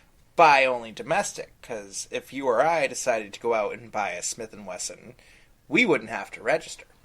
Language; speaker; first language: English; native; English